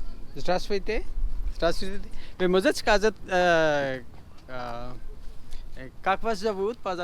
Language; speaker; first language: Russian; non-native, learner; Urdu